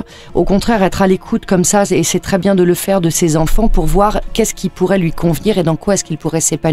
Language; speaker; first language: French; native; French